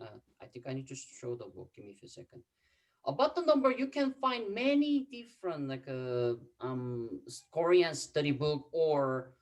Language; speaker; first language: English; non-native, fluent; Korean